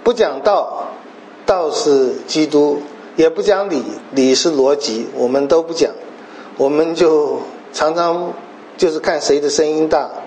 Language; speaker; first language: Chinese; native; Chinese